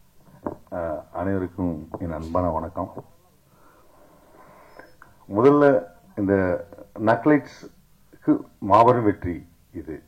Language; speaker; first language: Tamil; native; Tamil